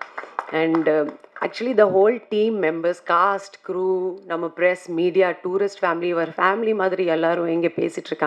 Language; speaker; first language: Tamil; non-native, fluent; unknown